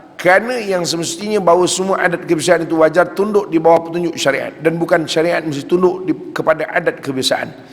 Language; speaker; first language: Malay; native; Malay